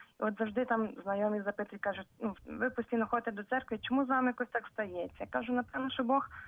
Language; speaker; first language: Ukrainian; native; Ukrainian